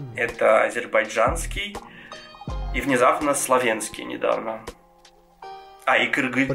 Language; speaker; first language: Russian; non-native, local second language; Georgian